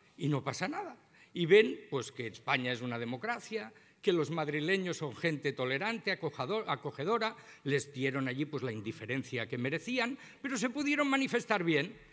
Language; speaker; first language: Spanish; non-native, local second language; Catalan